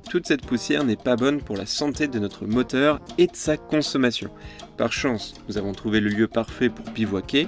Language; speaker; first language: French; native; French